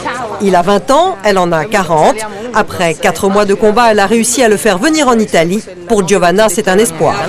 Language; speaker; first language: French; native; French